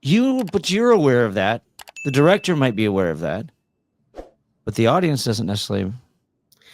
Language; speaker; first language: English; native; English